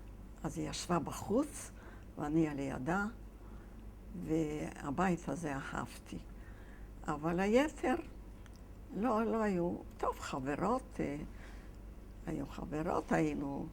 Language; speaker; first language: Hebrew; non-native, fluent; Yiddish